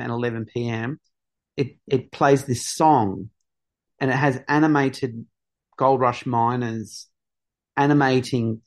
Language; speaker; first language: English; native; English